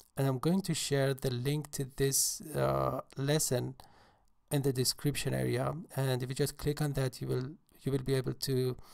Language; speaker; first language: English; non-native, fluent; Persian